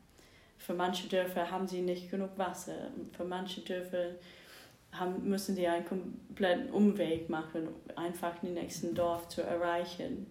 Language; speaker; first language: German; non-native, fluent; English